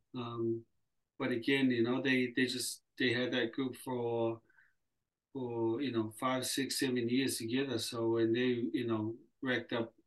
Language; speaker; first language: English; early bilingual, other home language; Samoan